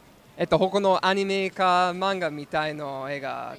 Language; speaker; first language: Japanese; non-native, learner; English